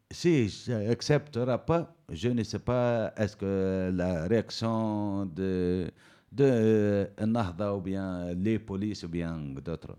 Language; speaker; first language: French; non-native, learner; Berber languages